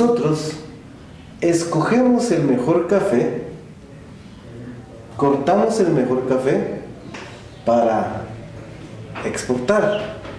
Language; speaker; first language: Spanish; non-native, local second language; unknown